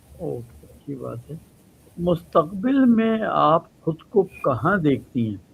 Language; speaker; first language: Urdu; native; Urdu